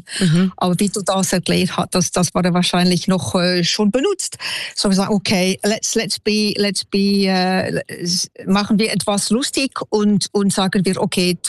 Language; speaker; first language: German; non-native, local second language; French